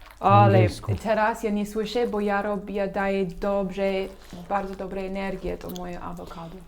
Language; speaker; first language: Polish; non-native, learner; English